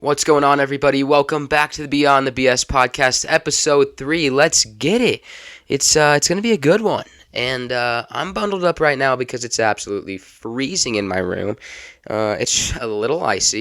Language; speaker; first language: English; native; English